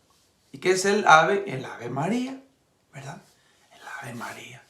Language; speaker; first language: Spanish; native; Spanish